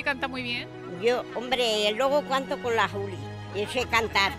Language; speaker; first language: Spanish; native; Spanish